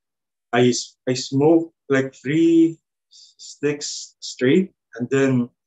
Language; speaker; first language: English; non-native, local second language; Cebuano